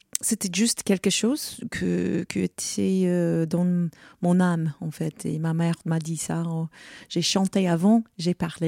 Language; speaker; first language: French; non-native, learner; English